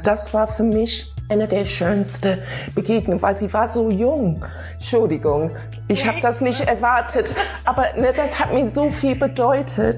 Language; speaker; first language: German; non-native, fluent; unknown